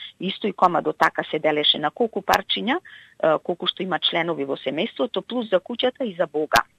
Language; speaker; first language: Macedonian; native; Macedonian